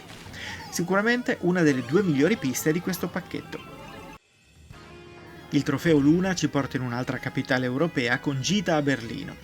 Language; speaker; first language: Italian; native; Italian